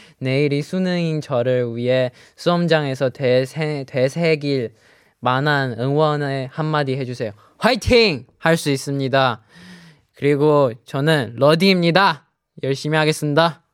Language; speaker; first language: Korean; non-native, fluent; Chinese